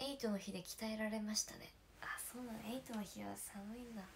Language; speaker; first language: Japanese; native; Japanese